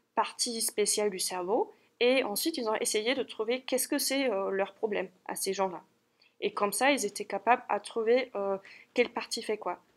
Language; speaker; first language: French; non-native, fluent; German